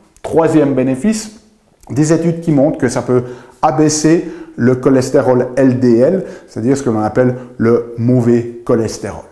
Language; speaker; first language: French; native; French